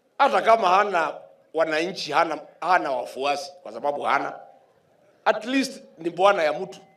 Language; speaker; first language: Swahili; non-native, local second language; Kikuyu